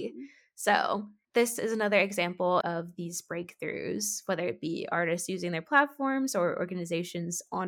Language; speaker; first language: English; native; English